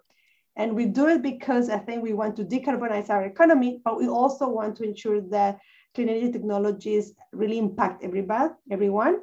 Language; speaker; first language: English; non-native, fluent; Spanish